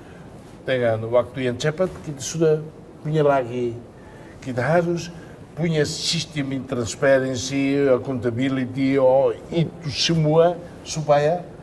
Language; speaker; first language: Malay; non-native, fluent; Tetum